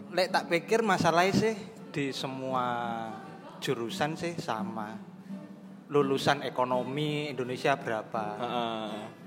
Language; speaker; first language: Indonesian; non-native, local second language; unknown